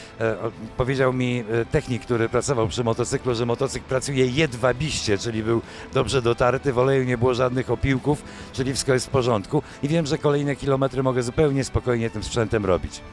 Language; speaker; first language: Polish; native; Polish